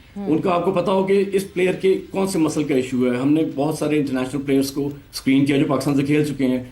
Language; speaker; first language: Urdu; native; Urdu